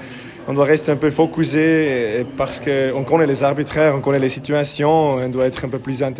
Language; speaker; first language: French; non-native, learner; English